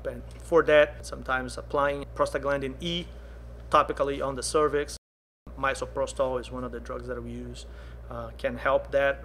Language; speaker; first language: English; non-native, fluent; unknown